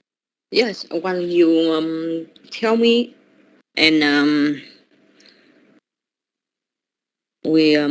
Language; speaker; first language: English; non-native, learner; Vietnamese